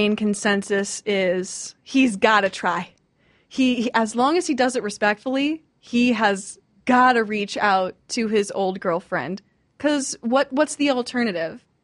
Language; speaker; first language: English; native; English